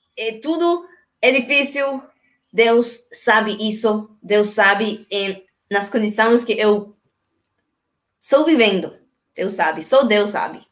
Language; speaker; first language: Portuguese; non-native, learner; Spanish